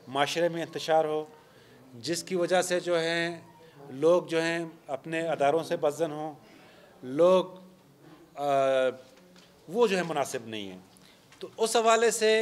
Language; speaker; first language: Urdu; non-native, local second language; Baluchi